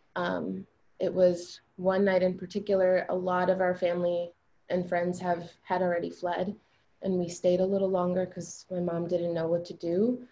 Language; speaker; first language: English; early bilingual, other home language; Albanian